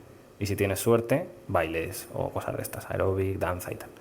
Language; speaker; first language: Spanish; native; Spanish